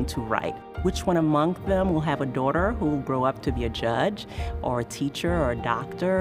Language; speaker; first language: English; early bilingual, other home language; Haitian Creole